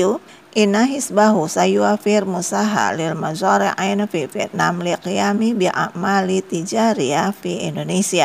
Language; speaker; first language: Arabic; non-native, learner; Indonesian